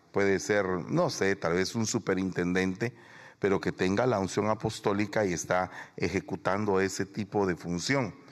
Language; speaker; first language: Spanish; native; Spanish